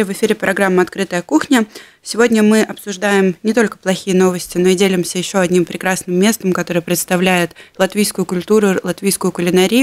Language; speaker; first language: Russian; native; Russian